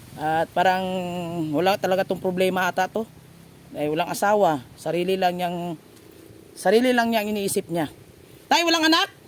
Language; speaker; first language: Filipino; non-native, local second language; Cebuano